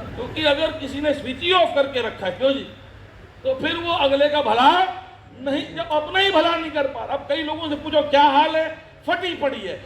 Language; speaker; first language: Hindi; early bilingual, other home language; Japanese